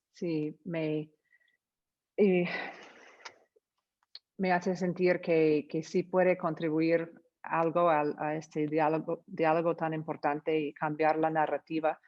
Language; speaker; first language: Spanish; non-native, fluent; English